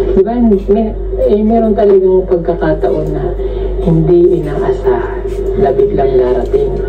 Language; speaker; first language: Filipino; non-native, local second language; Cebuano